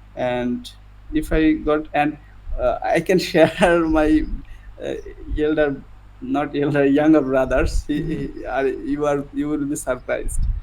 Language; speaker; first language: English; non-native, learner; Bangla